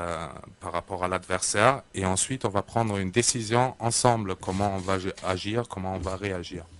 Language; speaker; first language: French; native; French